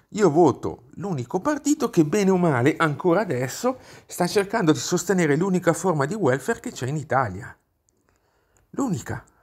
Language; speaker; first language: Italian; native; Italian